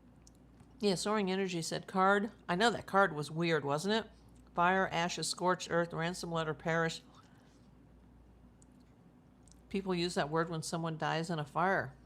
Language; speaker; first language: English; native; English